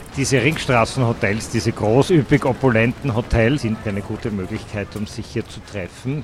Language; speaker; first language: German; native; German